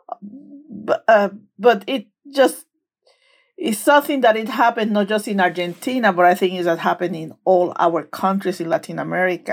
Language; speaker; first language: English; non-native, fluent; Spanish